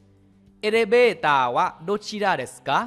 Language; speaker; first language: Japanese; non-native, fluent; Vietnamese